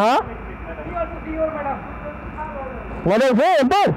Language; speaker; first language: English; non-native, learner; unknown